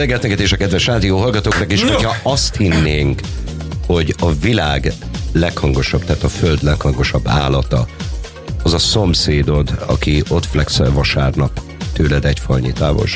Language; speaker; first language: Hungarian; native; Hungarian